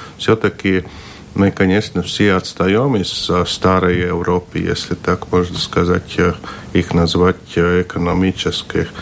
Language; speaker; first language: Russian; non-native, local second language; Latvian